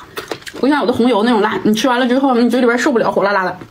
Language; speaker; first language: Chinese; native; Chinese